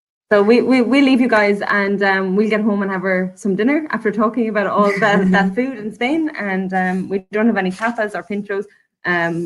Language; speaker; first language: English; native; English